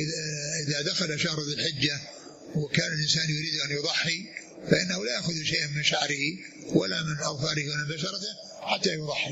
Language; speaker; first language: Arabic; native; Arabic